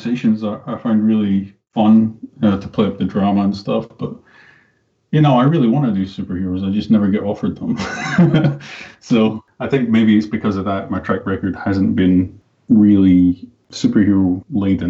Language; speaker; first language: English; native; English